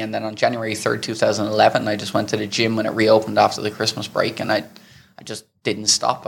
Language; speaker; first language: English; native; English